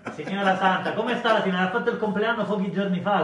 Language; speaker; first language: Italian; native; Italian